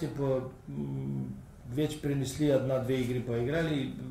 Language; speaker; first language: Russian; non-native, learner; Bulgarian